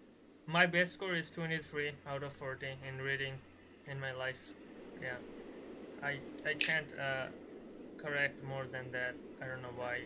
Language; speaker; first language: English; non-native, learner; Bangla